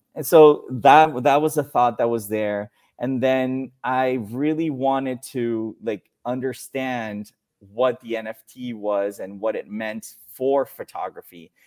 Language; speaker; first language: English; non-native, fluent; Spanish